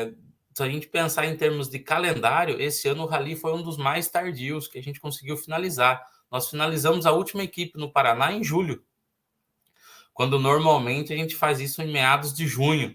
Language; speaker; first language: Portuguese; native; Portuguese